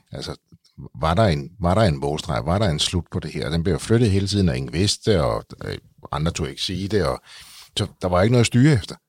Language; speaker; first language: Danish; native; Danish